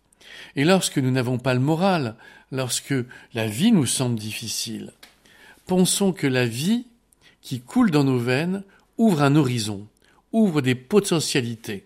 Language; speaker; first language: French; native; French